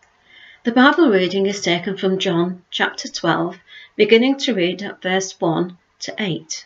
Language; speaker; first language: English; native; English